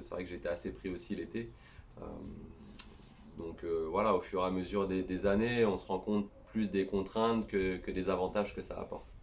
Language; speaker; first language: French; native; French